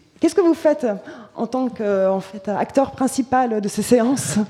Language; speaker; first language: French; native; French